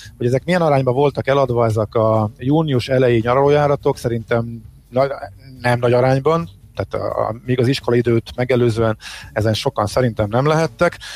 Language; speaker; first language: Hungarian; native; Hungarian